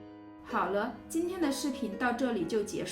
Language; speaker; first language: Chinese; native; Chinese